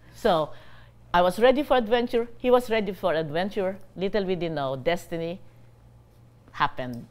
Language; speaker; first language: English; non-native, local second language; Bikol